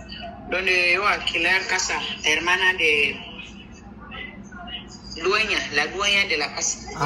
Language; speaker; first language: Spanish; non-native, learner; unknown